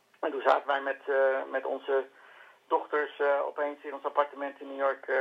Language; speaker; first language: Dutch; native; Dutch